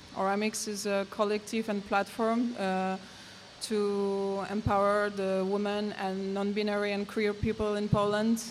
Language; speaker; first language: English; non-native, learner; Polish